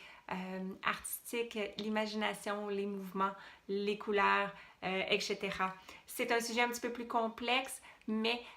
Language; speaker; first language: French; native; French